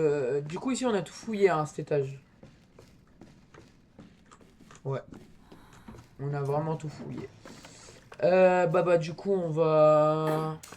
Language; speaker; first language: French; native; French